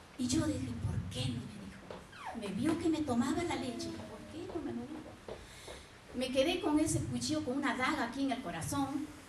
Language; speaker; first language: Spanish; native; Spanish